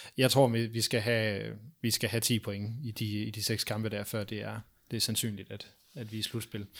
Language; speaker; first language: Danish; native; Danish